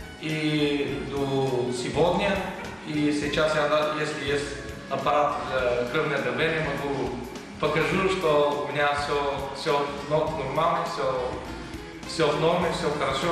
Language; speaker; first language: Russian; non-native, learner; Bulgarian